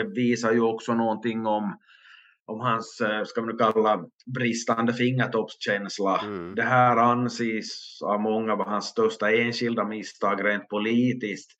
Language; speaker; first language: Swedish; native; Swedish